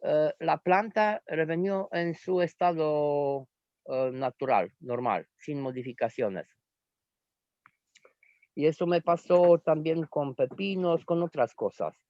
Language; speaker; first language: Spanish; non-native, fluent; Romanian